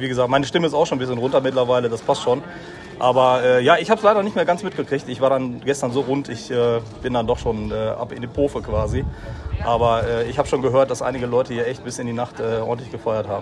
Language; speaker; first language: German; native; German